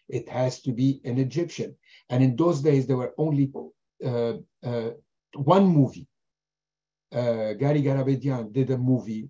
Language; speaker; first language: English; non-native, fluent; German